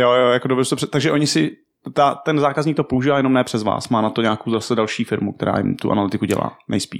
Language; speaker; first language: Czech; native; Czech